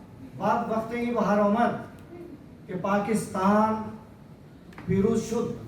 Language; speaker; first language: Persian; non-native, fluent; Urdu